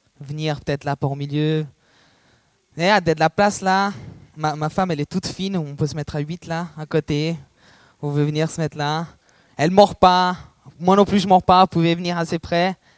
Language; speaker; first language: French; non-native, fluent; Portuguese